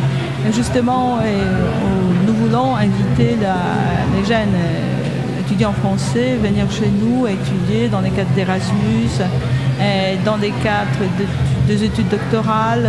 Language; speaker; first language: French; non-native, fluent; Polish